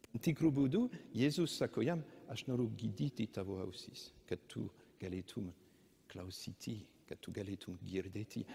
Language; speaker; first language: Lithuanian; non-native, fluent; French